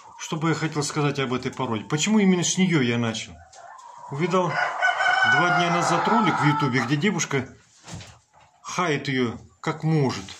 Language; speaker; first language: Russian; native; Russian